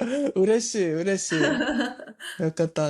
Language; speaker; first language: Japanese; non-native, learner; English